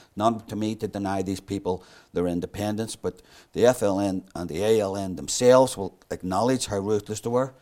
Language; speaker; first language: English; native; English